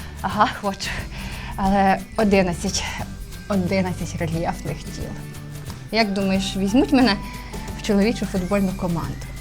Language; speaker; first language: Ukrainian; native; Ukrainian